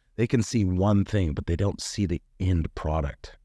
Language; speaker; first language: English; native; English